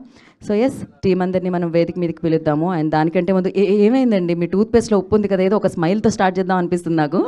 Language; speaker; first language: Telugu; native; Telugu